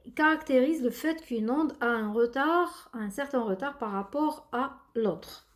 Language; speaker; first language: French; non-native, local second language; Arabic